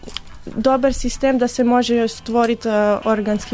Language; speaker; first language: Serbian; early bilingual, heritage; English